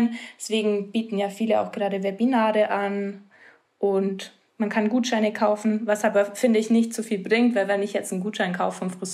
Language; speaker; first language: German; native; German